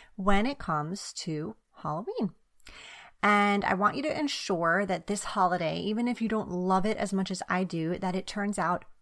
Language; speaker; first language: English; native; English